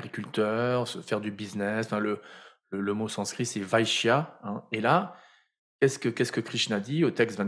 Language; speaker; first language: French; native; French